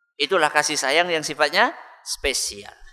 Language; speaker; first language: Indonesian; non-native, local second language; Javanese